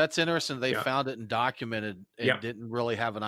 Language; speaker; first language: English; native; English